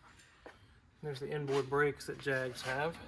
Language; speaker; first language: English; native; English